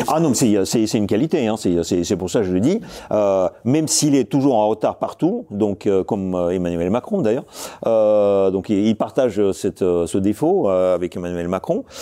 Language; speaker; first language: French; non-native, fluent; Russian